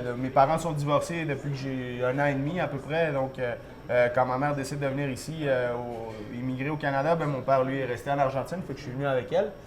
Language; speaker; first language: French; early bilingual, other home language; Spanish